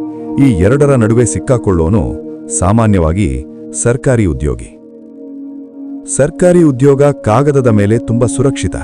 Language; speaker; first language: Kannada; native; Kannada